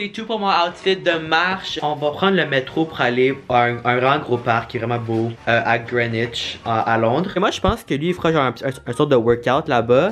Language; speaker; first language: French; native; French